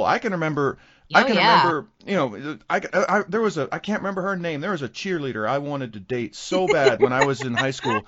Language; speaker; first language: English; native; English